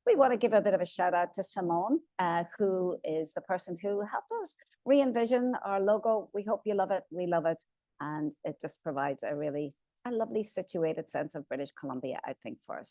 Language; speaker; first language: English; native; English